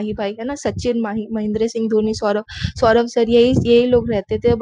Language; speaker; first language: Hindi; non-native, local second language; Bangla